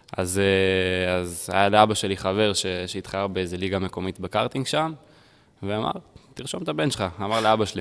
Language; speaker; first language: Hebrew; early bilingual, heritage; Hebrew